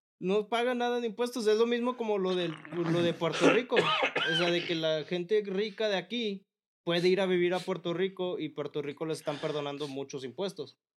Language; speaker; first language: Spanish; early bilingual, heritage; Spanish